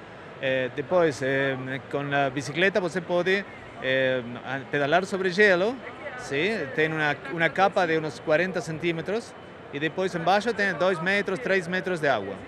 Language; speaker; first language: Portuguese; non-native, fluent; Spanish